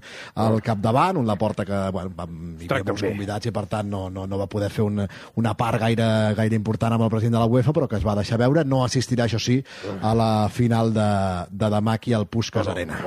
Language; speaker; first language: Catalan; native; Catalan